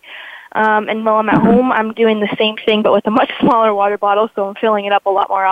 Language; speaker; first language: English; native; English